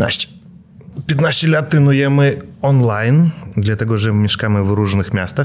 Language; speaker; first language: Polish; non-native, fluent; Russian